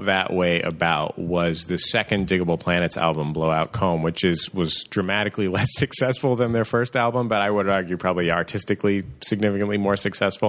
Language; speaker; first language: English; native; English